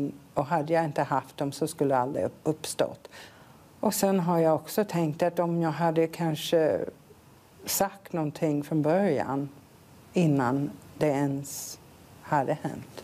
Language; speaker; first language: Swedish; non-native, fluent; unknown